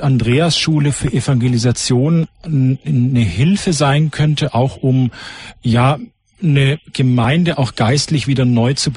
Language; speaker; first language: German; native; German